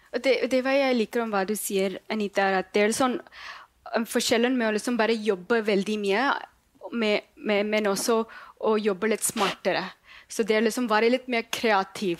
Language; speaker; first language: Norwegian; non-native, learner; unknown